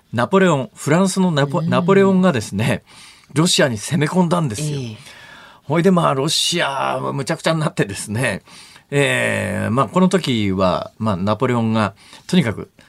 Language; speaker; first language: Japanese; native; Japanese